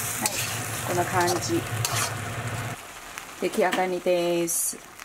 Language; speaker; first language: Japanese; non-native, learner; Chinese